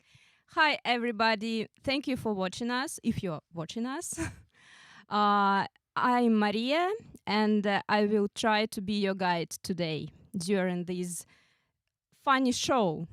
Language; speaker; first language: English; non-native, fluent; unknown